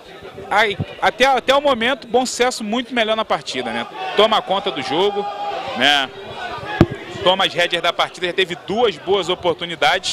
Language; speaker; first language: Portuguese; native; Portuguese